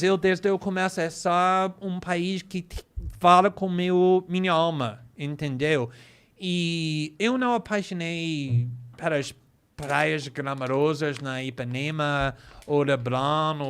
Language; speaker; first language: Portuguese; non-native, fluent; English